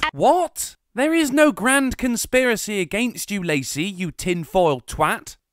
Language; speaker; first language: English; native; English